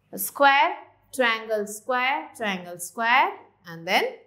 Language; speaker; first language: English; non-native, local second language; Hindi